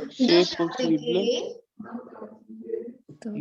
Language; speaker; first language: French; non-native, learner; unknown